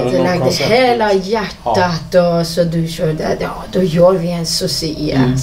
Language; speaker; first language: Swedish; non-native, fluent; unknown